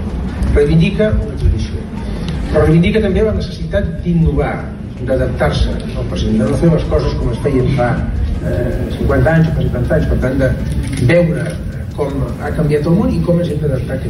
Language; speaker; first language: Catalan; native; Catalan